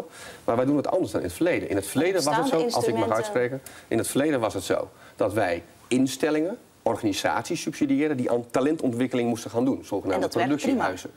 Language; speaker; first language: Dutch; native; Dutch